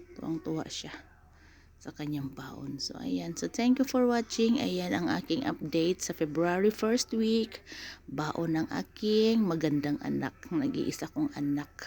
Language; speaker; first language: Filipino; native; Filipino